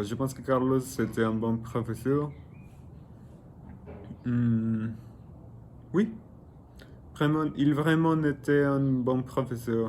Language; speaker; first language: French; non-native, learner; Spanish